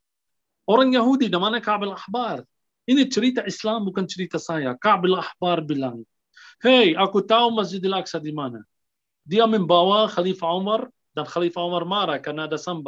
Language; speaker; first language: Indonesian; non-native, fluent; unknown